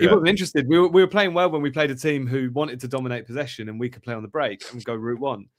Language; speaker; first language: English; native; English